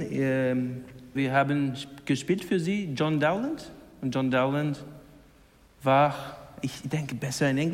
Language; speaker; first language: German; non-native, learner; English